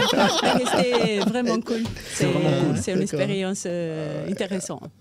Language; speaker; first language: French; non-native, fluent; Portuguese